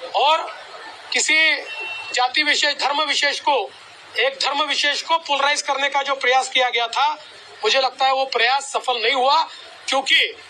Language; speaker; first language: Hindi; non-native, local second language; Marathi